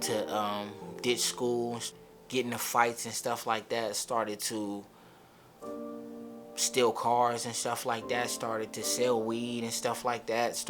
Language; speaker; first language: English; early bilingual, other home language; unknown